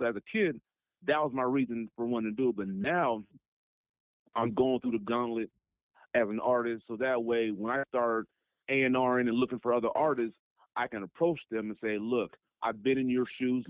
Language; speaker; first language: English; native; English